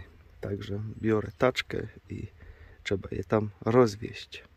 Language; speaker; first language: Polish; native; Polish